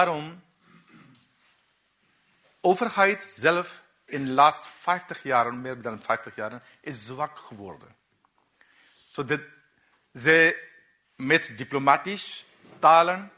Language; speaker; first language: Dutch; non-native, learner; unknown